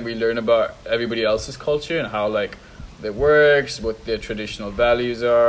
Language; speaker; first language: English; non-native, local second language; Tamil